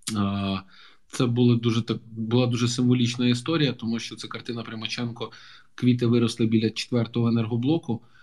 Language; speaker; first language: Ukrainian; non-native, local second language; Russian